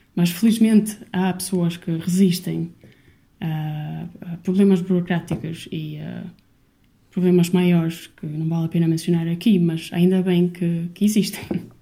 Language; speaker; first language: Portuguese; non-native, fluent; Albanian